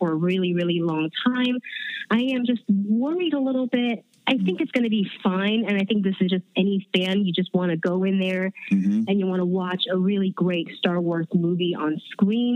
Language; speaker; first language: English; early bilingual, other home language; Chinese